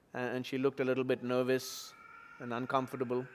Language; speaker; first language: English; non-native, local second language; Tamil